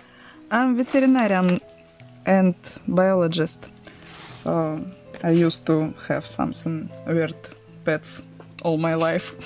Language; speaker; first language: English; non-native, learner; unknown